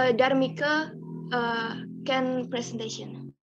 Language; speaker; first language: English; non-native, learner; Indonesian